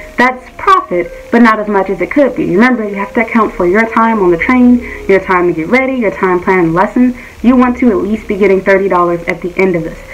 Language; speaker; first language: English; native; English